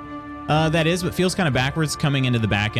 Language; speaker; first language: English; native; English